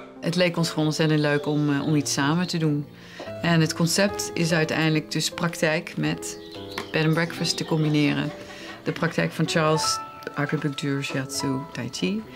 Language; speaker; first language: Dutch; native; Dutch